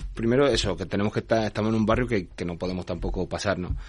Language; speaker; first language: Spanish; native; Spanish